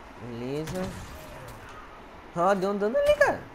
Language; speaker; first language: Portuguese; native; Portuguese